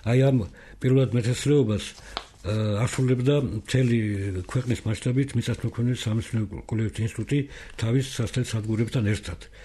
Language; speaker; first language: Georgian; native; Georgian